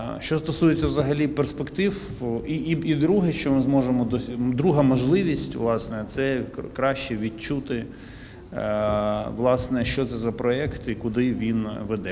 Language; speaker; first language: Ukrainian; native; Ukrainian